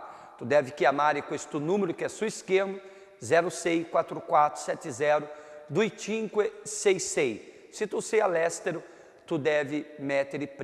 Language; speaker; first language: Italian; non-native, fluent; Portuguese